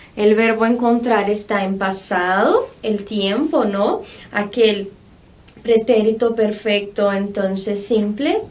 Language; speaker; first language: Spanish; non-native, fluent; Portuguese